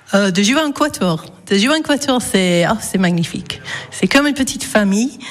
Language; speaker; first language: French; non-native, fluent; English